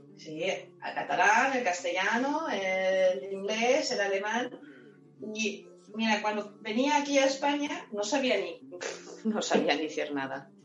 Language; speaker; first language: Spanish; non-native, fluent; German